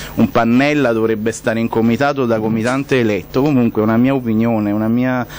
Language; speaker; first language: Italian; native; Italian